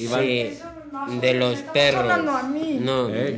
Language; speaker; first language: Spanish; native; Spanish